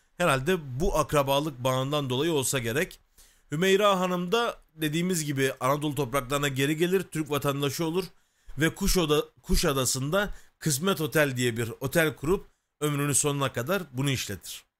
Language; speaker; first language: Turkish; native; Turkish